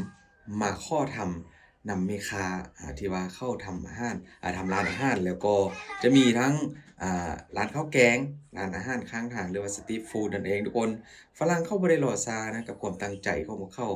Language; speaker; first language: Thai; non-native, local second language; Northeastern Thai